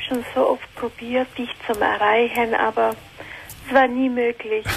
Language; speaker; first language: German; non-native, learner; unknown